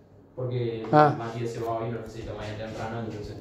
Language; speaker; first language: Spanish; native; Spanish